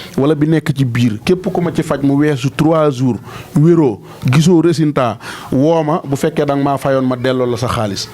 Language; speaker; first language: Wolof; non-native, local second language; Serer